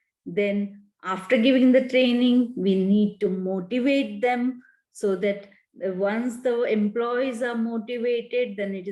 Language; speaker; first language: English; non-native, local second language; Kannada